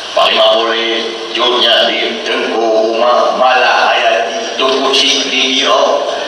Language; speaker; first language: Malay; non-native, local second language; Achinese